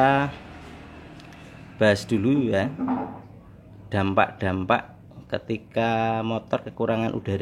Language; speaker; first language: Indonesian; native; Indonesian